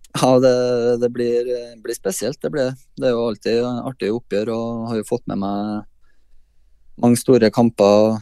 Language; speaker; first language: Norwegian; native; Norwegian